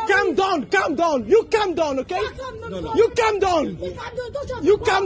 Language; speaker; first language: English; non-native, learner; French